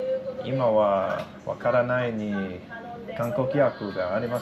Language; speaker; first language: Japanese; non-native, learner; English